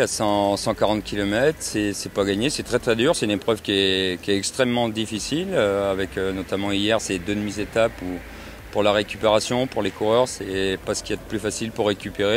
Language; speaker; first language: French; native; French